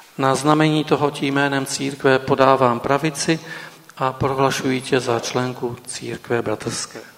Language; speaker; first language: Czech; native; Czech